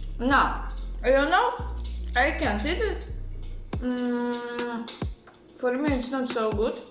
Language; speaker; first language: English; non-native, learner; Russian